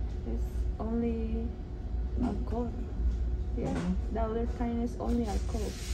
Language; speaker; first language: English; non-native, learner; Spanish